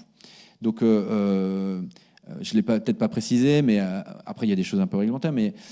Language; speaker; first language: French; native; French